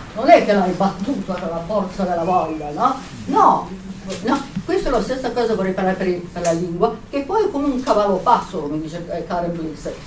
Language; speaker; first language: Italian; native; Italian